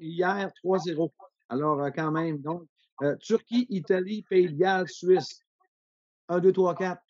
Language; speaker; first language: French; native; French